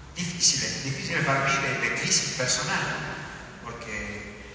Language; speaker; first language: Spanish; native; Spanish